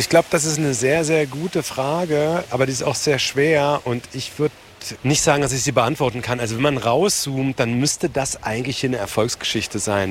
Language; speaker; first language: German; native; German